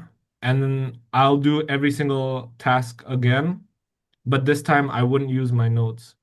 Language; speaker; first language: English; non-native, fluent; Indonesian